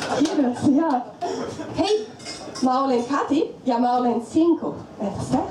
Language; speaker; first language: Finnish; non-native, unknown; German